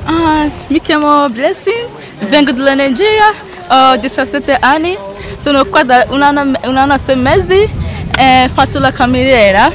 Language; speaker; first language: Italian; non-native, learner; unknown